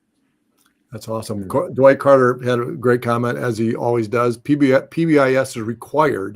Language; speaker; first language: English; native; English